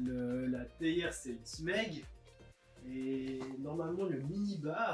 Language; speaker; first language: French; native; French